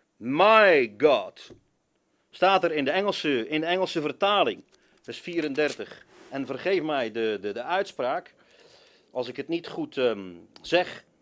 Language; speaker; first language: Dutch; native; Dutch